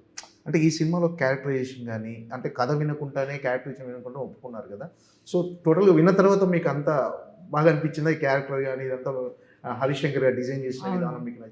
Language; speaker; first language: Telugu; native; Telugu